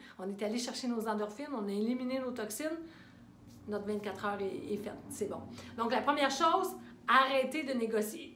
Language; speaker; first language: French; native; French